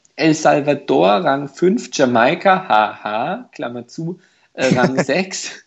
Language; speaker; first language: German; non-native, fluent; Hungarian